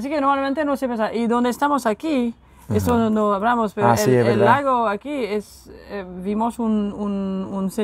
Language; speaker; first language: Spanish; non-native, fluent; French